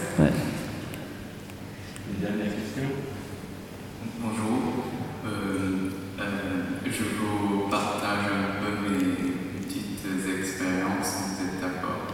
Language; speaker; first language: French; non-native, learner; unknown